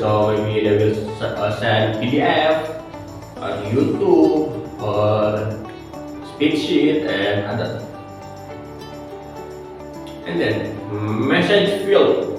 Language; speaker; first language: English; non-native, learner; Indonesian